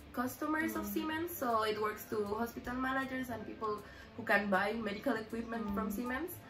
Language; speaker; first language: English; non-native, fluent; Spanish